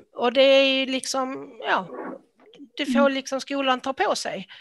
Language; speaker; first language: Swedish; native; Swedish